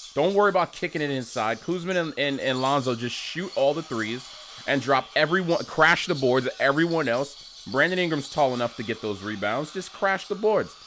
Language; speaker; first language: English; native; English